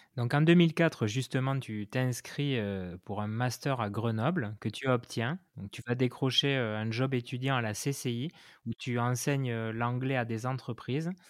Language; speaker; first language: French; native; French